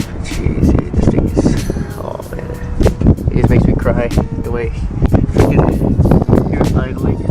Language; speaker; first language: English; native; English